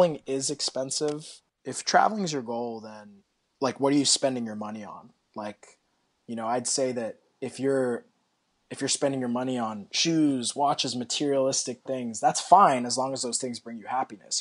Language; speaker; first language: English; native; English